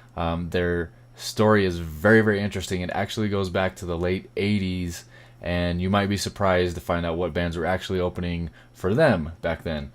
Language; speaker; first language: English; native; English